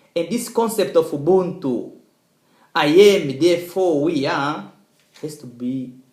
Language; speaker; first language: English; non-native, fluent; Portuguese